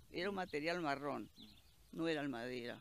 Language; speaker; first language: Spanish; native; Spanish